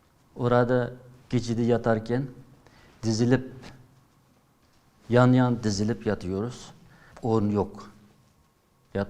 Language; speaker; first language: Turkish; non-native, learner; Uyghur